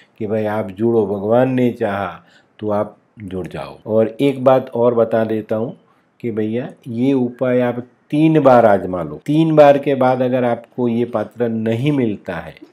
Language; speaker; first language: Hindi; non-native, local second language; Gujarati